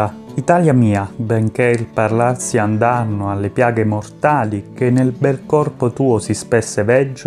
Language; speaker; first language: Italian; native; Italian